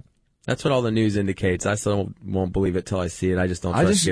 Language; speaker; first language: English; native; English